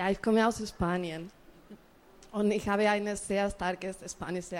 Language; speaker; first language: German; non-native, learner; Spanish